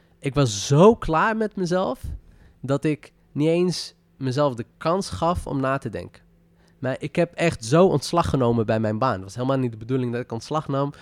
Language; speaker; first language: Dutch; early bilingual, other home language; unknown